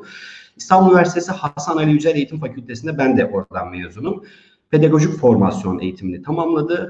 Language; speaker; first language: Turkish; native; Turkish